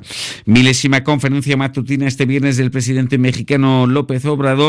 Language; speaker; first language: Spanish; native; Spanish